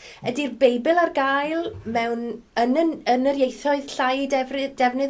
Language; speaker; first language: Welsh; native; Welsh